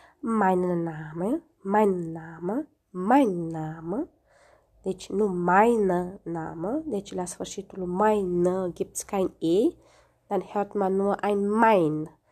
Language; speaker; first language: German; non-native, fluent; Romanian